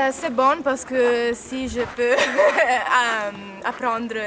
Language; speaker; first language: French; non-native, learner; Italian